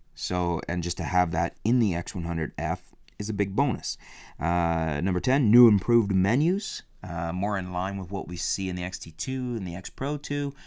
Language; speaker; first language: English; native; English